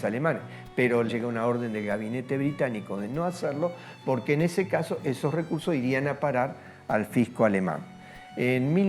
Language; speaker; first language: Spanish; native; Spanish